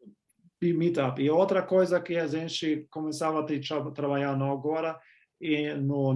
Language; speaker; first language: Portuguese; non-native, fluent; German